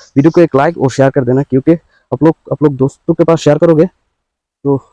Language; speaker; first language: Hindi; non-native, local second language; Bangla